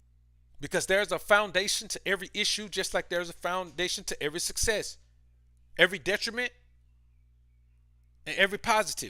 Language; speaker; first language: English; native; English